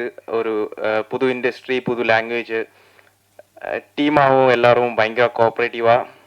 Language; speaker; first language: Tamil; non-native, fluent; Malayalam